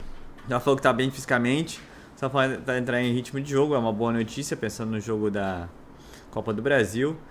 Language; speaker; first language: Portuguese; native; Portuguese